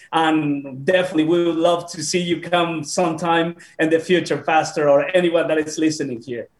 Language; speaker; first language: English; non-native, fluent; Spanish